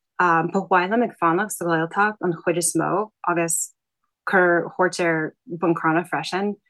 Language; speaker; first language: Irish; non-native, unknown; English